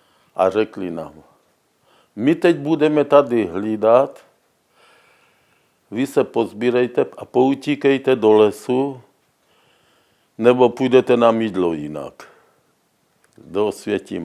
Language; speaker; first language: Czech; non-native, local second language; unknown